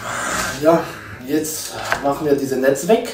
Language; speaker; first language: German; non-native, learner; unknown